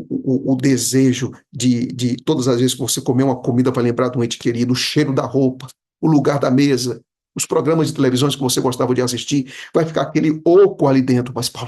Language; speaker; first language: Portuguese; native; Portuguese